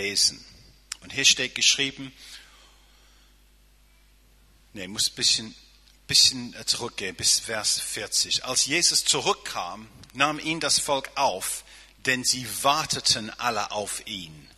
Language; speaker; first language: German; non-native, fluent; English